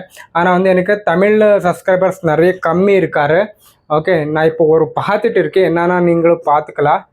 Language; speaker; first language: Tamil; non-native, learner; Telugu